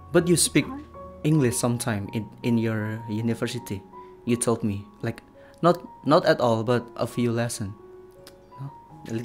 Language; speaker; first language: English; non-native, learner; Indonesian